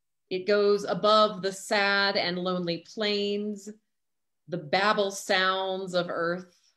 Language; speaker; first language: English; native; English